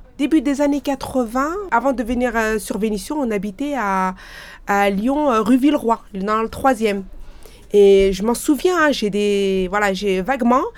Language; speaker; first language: French; early bilingual, other home language; Arabic